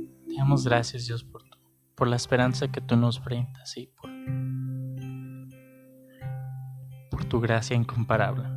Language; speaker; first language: Spanish; native; Spanish